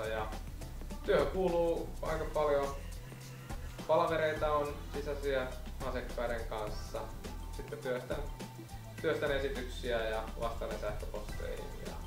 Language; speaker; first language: Finnish; native; Finnish